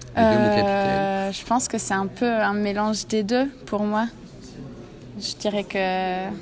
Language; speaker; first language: French; non-native, fluent; English